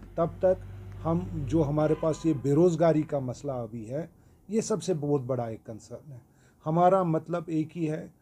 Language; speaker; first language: Hindi; non-native, local second language; Kashmiri